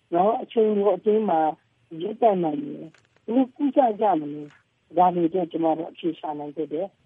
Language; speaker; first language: Burmese; native; Burmese